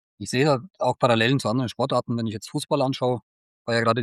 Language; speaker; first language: German; native; German